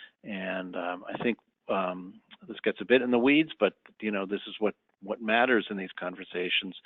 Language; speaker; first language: English; native; English